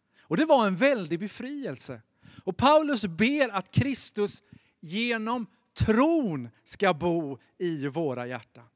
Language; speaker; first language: Swedish; native; Swedish